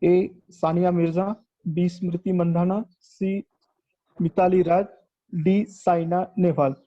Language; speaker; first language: Hindi; non-native, local second language; Marathi